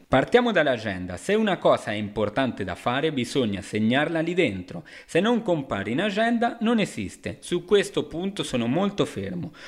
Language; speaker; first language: Italian; non-native, fluent; Spanish